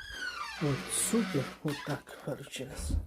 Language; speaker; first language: Russian; non-native, learner; Tajik